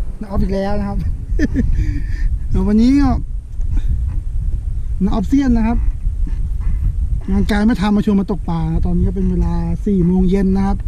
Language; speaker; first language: Thai; non-native, local second language; Northeastern Thai